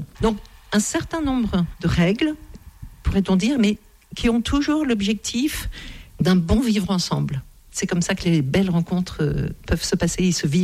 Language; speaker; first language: French; native; French